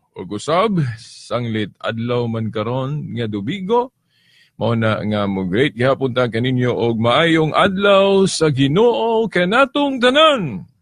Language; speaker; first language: Cebuano; native; Cebuano